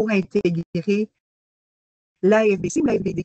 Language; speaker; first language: French; native; French